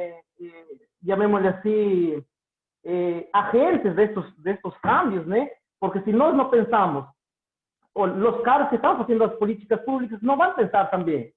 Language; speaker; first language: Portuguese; non-native, learner; Spanish